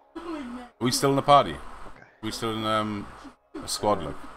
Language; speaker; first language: English; native; English